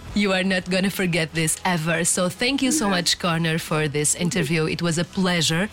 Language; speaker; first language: English; non-native, fluent; Portuguese